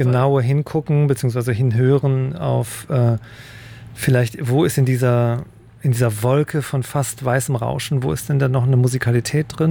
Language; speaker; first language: German; native; German